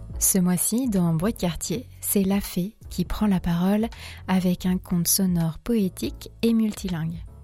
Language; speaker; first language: French; native; French